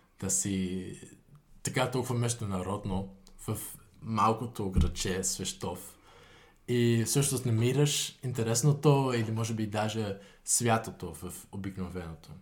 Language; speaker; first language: Bulgarian; non-native, fluent; Dutch